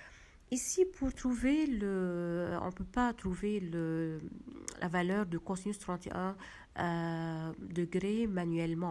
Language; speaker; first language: French; non-native, local second language; Arabic